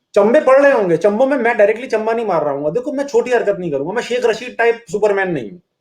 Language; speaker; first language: Hindi; native; Hindi